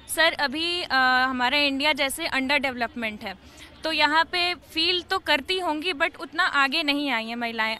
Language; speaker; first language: Hindi; native; Hindi